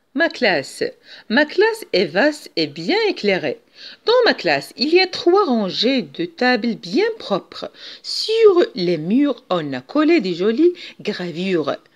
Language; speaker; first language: French; non-native, local second language; Arabic